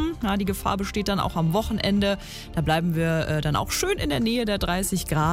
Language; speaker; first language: German; native; German